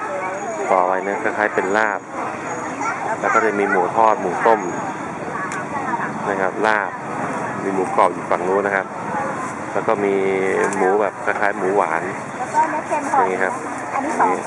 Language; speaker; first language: Thai; native; Thai